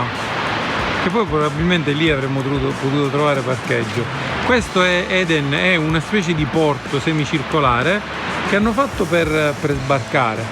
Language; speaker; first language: Italian; native; Italian